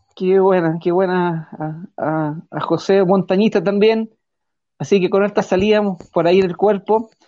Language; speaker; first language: Spanish; native; Spanish